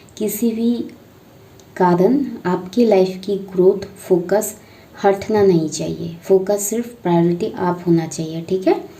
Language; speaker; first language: Hindi; non-native, local second language; Bangla